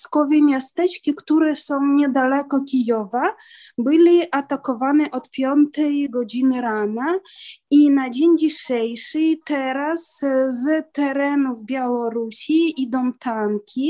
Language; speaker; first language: Polish; non-native, learner; Ukrainian